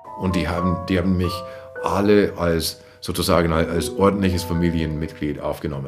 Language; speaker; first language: German; non-native, fluent; English